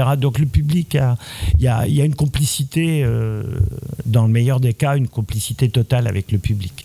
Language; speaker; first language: French; native; French